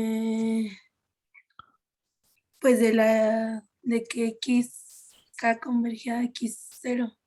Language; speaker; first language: Spanish; native; Spanish